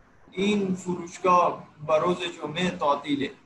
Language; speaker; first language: Persian; non-native, learner; Urdu